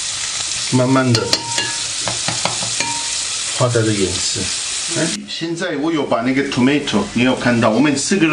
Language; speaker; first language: Chinese; non-native, fluent; Italian